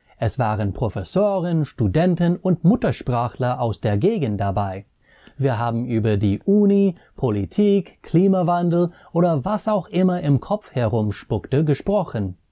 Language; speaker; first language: German; non-native, fluent; English